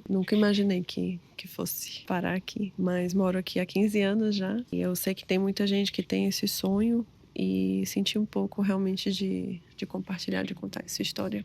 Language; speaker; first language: Portuguese; native; Portuguese